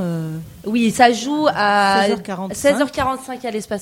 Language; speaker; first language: French; native; French